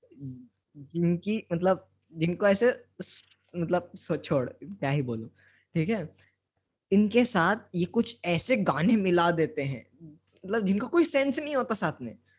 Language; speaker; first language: Hindi; native; Hindi